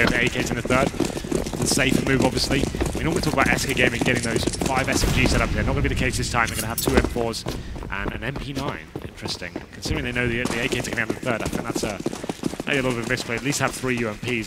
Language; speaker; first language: English; native; English